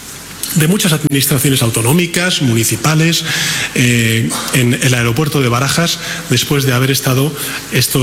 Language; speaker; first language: Spanish; native; Spanish